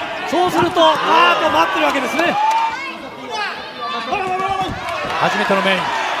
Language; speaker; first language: Japanese; native; Japanese